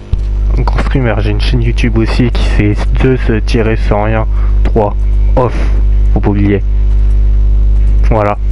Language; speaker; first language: French; native; French